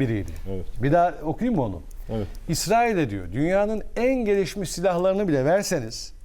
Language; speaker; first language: Turkish; native; Turkish